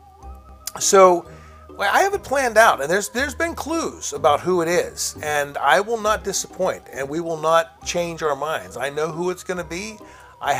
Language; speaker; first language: English; native; English